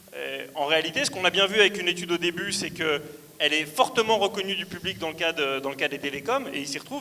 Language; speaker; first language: French; native; French